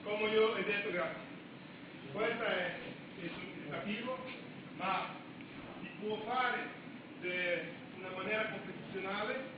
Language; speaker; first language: Italian; non-native, learner; Romanian